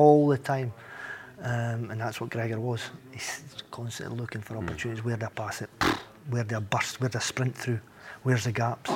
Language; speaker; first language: English; native; English